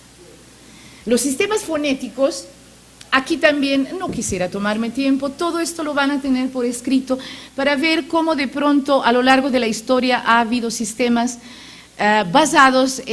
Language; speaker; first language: Spanish; non-native, fluent; Macedonian